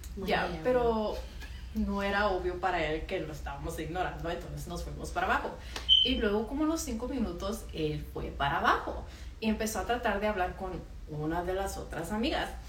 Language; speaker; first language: Spanish; early bilingual, heritage; Spanish